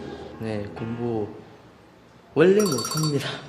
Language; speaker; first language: Korean; non-native, learner; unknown